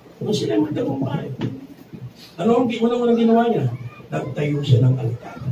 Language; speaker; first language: Filipino; native; Filipino